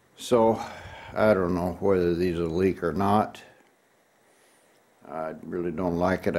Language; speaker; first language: English; native; English